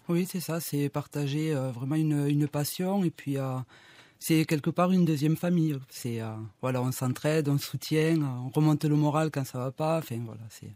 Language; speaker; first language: French; native; French